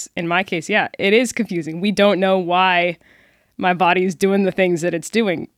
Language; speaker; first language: English; native; English